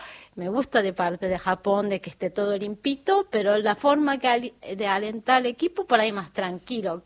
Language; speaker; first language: Spanish; non-native, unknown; Japanese